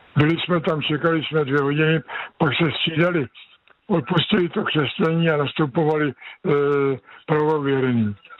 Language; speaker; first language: Czech; native; Czech